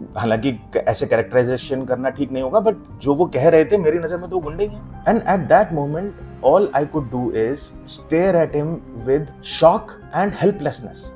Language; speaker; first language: Hindi; native; Hindi